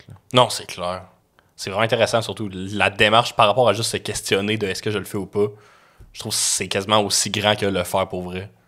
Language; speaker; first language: French; native; French